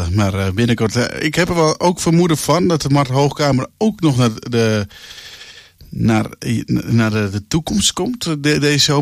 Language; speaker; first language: Dutch; native; Dutch